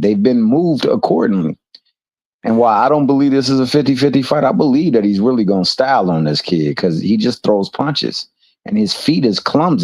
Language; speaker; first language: English; native; English